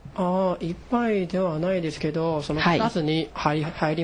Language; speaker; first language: Japanese; non-native, fluent; Chinese